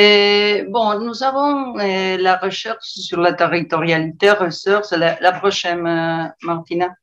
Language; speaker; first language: French; non-native, learner; Spanish